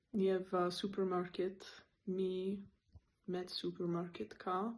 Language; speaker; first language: Armenian; non-native, learner; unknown